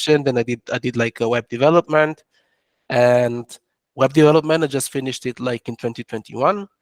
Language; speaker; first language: English; non-native, fluent; French